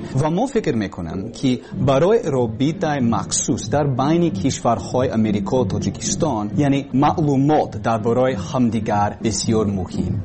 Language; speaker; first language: Persian; non-native, learner; English